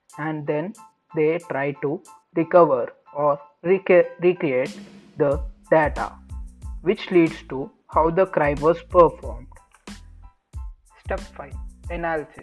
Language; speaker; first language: English; non-native, local second language; Telugu